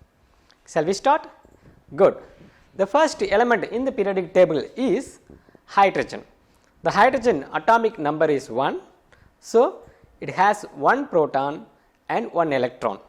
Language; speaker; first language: English; non-native, local second language; Tamil